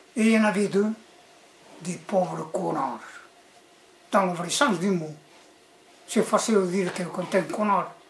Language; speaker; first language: French; early bilingual, other home language; Catalan